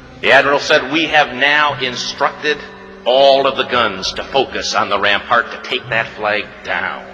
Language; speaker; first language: English; native; English